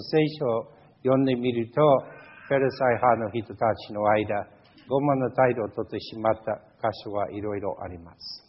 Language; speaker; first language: Japanese; non-native, fluent; English